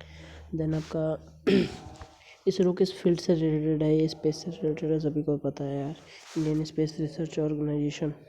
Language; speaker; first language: Hindi; native; Hindi